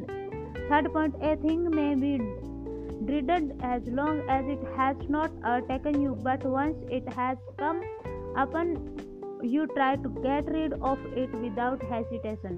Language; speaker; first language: English; non-native, local second language; Hindi